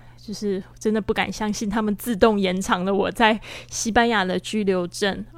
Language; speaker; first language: Chinese; native; Chinese